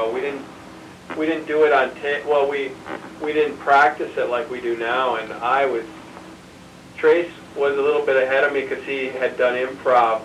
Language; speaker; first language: English; native; English